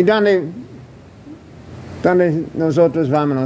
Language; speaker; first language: Spanish; non-native, learner; English